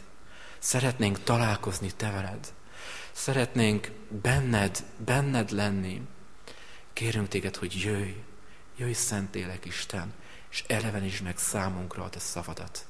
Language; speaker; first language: Hungarian; native; Hungarian